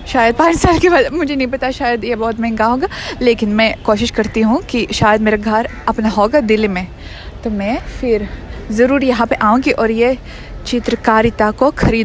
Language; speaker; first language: Hindi; non-native, fluent; Russian